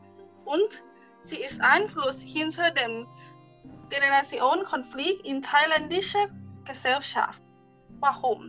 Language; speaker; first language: German; non-native, learner; Thai